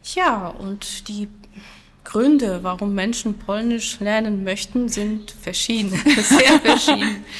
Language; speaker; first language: German; non-native, fluent; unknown